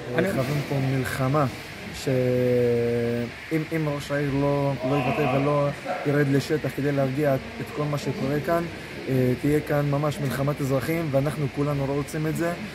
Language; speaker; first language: Hebrew; non-native, local second language; Arabic